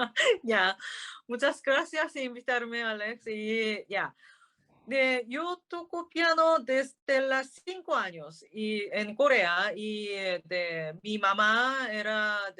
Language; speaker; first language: Spanish; non-native, learner; Korean